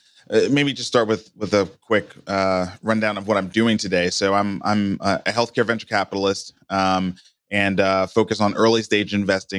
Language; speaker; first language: English; native; English